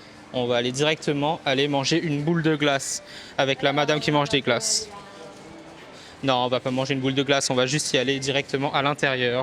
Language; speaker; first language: French; native; French